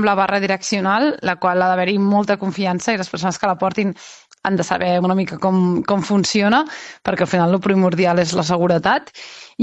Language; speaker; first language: Catalan; native; Catalan